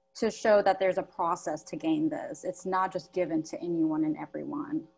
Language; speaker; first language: English; native; English